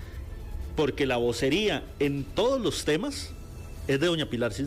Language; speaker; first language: Spanish; native; Spanish